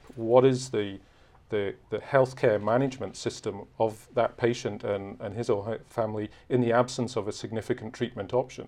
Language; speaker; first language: English; native; English